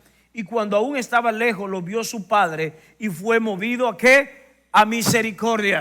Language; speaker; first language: Spanish; native; Spanish